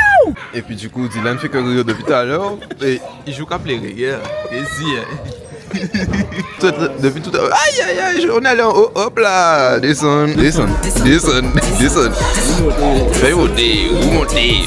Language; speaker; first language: French; native; French